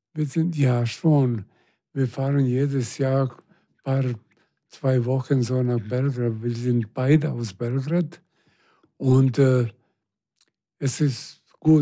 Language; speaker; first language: German; non-native, fluent; Serbian